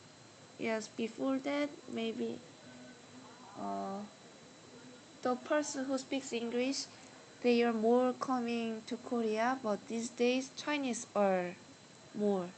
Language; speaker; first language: English; non-native, learner; Korean